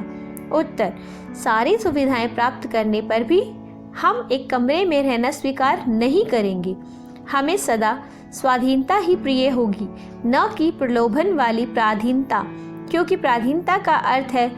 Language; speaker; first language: Hindi; native; Hindi